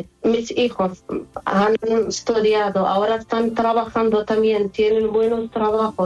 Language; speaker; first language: Spanish; non-native, fluent; Arabic